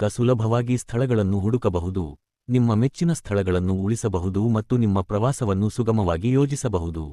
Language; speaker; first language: Kannada; native; Kannada